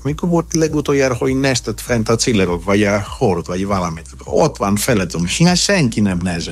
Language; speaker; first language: Hungarian; non-native, learner; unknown